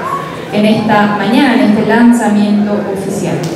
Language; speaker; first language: Spanish; native; Spanish